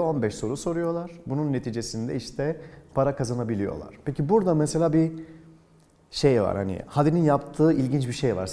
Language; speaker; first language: Turkish; native; Turkish